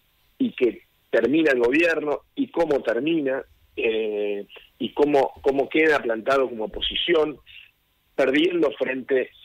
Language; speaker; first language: Spanish; native; Spanish